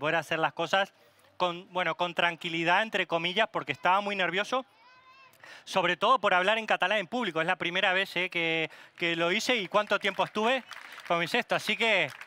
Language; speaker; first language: Spanish; non-native, local second language; Catalan